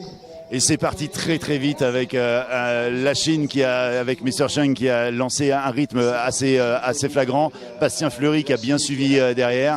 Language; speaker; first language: French; native; French